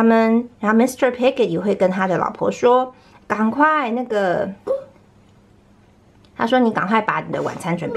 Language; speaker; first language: Chinese; native; Chinese